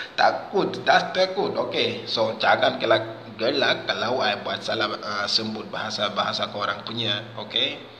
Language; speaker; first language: Malay; non-native, fluent; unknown